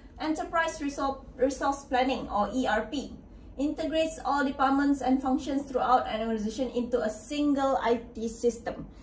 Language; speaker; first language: English; non-native, local second language; Malay